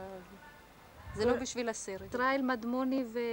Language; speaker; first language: Hebrew; native; Hebrew